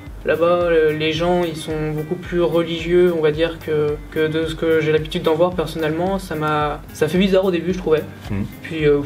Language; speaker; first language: French; native; French